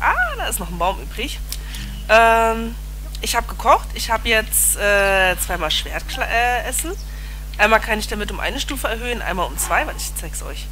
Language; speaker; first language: German; native; German